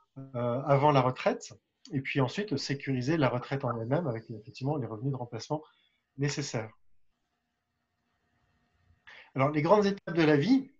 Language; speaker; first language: French; native; French